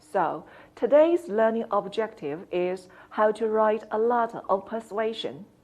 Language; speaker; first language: English; non-native, fluent; Chinese